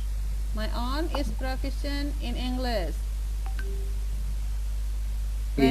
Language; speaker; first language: English; non-native, fluent; Indonesian